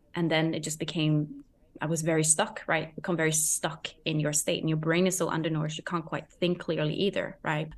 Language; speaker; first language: English; non-native, fluent; Norwegian